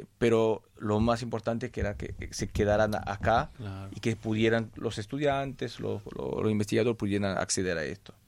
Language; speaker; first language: Spanish; non-native, fluent; French